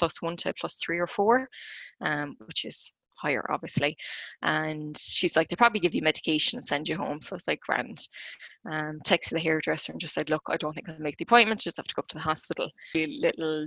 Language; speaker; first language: English; native; English